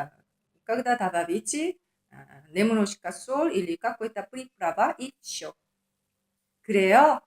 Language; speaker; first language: Russian; non-native, learner; Korean